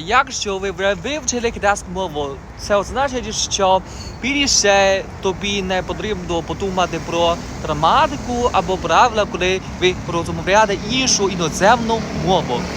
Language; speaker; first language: Ukrainian; non-native, learner; Chinese